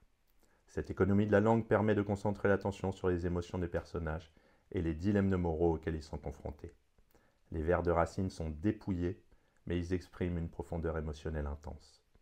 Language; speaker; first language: French; native; French